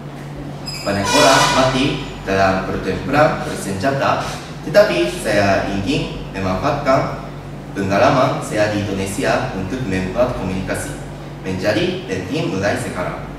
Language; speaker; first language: Indonesian; non-native, learner; Japanese